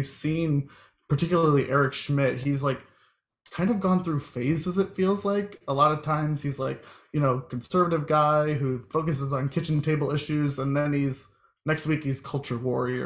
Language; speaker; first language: English; native; English